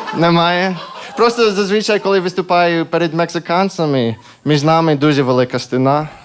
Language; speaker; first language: Ukrainian; non-native, fluent; English